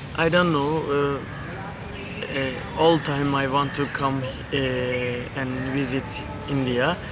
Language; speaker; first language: English; non-native, learner; Turkish